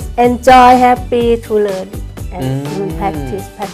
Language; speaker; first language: English; non-native, learner; Thai